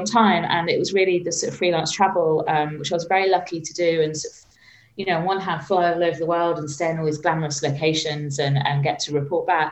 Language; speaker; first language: English; native; English